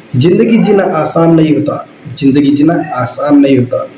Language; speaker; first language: Hindi; non-native, local second language; Marathi